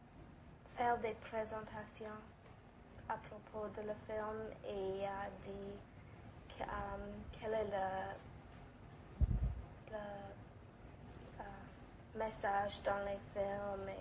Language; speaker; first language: French; non-native, learner; English